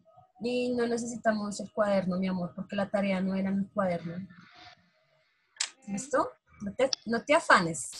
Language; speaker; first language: Spanish; native; Spanish